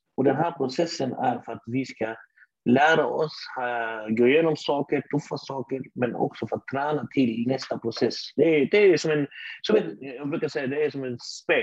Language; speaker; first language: Swedish; early bilingual, other home language; Arabic